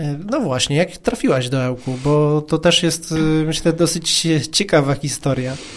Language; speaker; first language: Polish; native; Polish